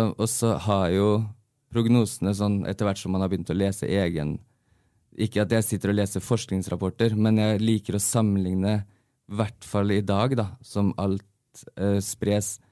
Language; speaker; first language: Norwegian; early bilingual, heritage; Norwegian